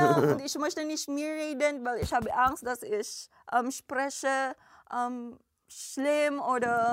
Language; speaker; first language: German; non-native, learner; Filipino